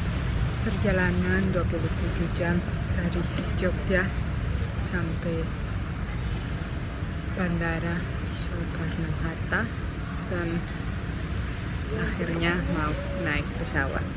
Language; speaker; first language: Indonesian; non-native, fluent; Spanish